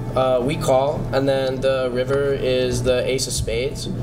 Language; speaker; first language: English; native; English